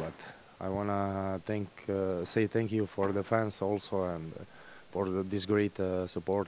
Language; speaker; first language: English; non-native, learner; Croatian